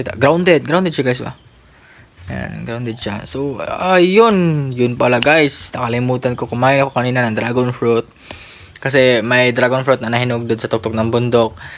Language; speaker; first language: Filipino; non-native, local second language; Cebuano